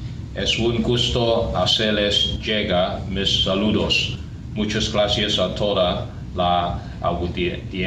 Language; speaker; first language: Spanish; non-native, learner; Cantonese